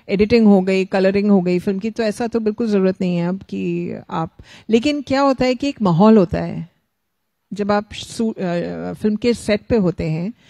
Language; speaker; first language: Hindi; native; Hindi